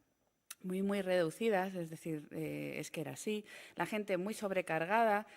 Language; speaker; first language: Spanish; native; Spanish